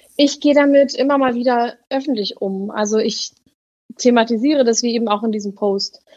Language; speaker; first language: German; native; German